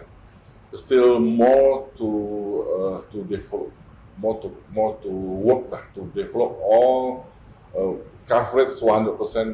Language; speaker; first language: English; non-native, fluent; Indonesian